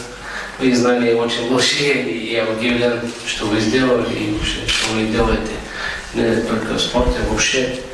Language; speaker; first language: Russian; non-native, learner; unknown